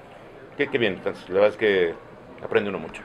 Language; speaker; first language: Spanish; native; Spanish